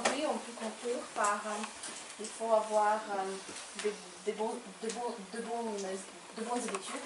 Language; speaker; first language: French; non-native, fluent; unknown